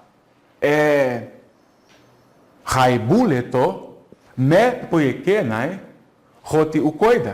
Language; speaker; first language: Greek; non-native, fluent; Portuguese